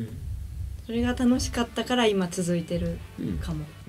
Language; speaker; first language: Japanese; native; Japanese